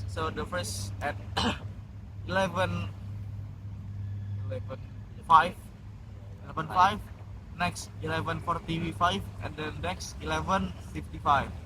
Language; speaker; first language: English; non-native, learner; Indonesian